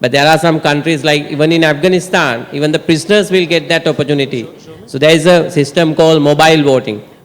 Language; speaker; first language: English; non-native, local second language; Sinhala